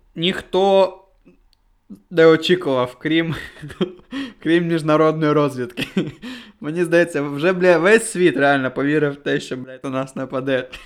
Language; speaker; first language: Ukrainian; non-native, local second language; Russian